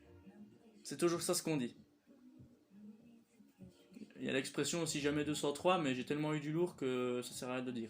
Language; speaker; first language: French; native; French